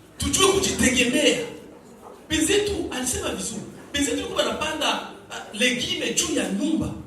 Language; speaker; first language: Swahili; native; Swahili